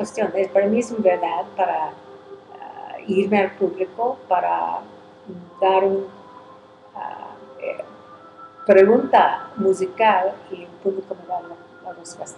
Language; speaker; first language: Spanish; early bilingual, heritage; English